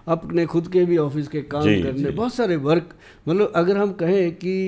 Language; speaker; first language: Hindi; native; Hindi